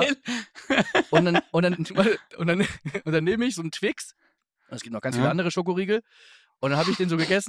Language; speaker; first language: German; native; German